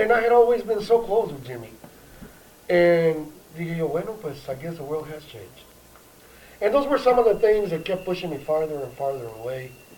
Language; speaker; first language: English; early bilingual, other home language; Spanish